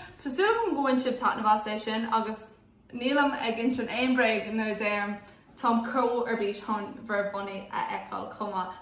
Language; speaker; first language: Irish; non-native, local second language; English